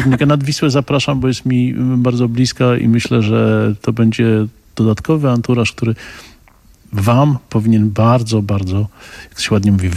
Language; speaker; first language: Polish; native; Polish